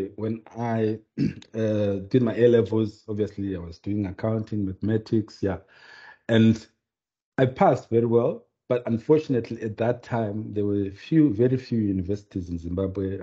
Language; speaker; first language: English; non-native, local second language; Shona